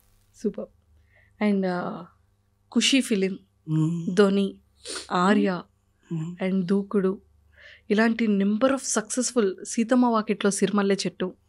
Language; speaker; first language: Telugu; native; Telugu